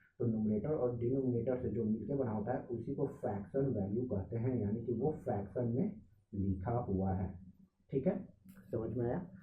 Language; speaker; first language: Hindi; native; Hindi